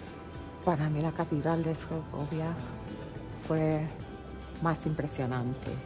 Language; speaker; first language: Spanish; non-native, learner; English